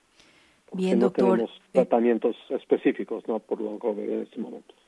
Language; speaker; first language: Spanish; non-native, fluent; English